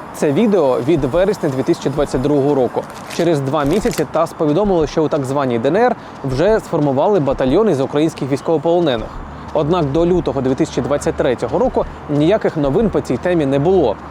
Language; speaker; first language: Ukrainian; native; Ukrainian